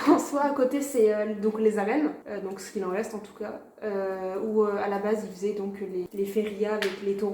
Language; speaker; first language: French; native; French